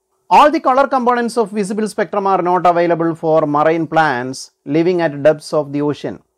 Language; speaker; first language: English; non-native, local second language; Malayalam